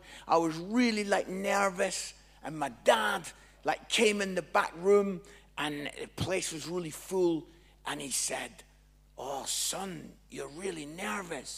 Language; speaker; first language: English; native; English